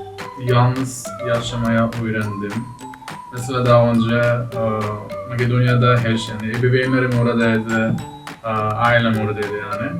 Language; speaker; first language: Turkish; non-native, fluent; Macedonian